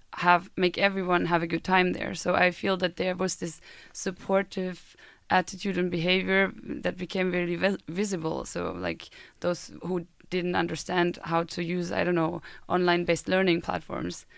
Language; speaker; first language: English; non-native, fluent; German